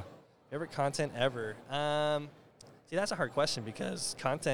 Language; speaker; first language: English; native; English